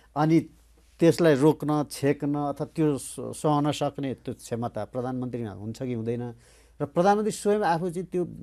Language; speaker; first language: Nepali; native; Nepali